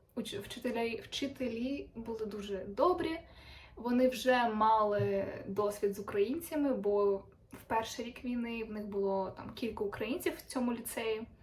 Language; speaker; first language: Ukrainian; native; Ukrainian